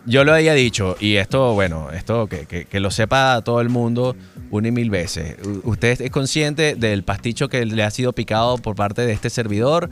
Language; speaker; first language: Spanish; native; Spanish